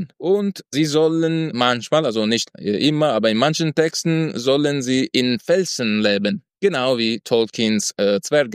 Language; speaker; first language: German; non-native, fluent; Italian